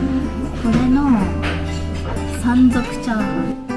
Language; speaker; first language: Japanese; native; Japanese